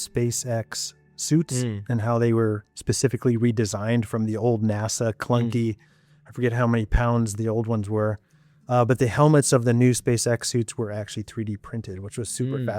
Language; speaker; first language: English; native; English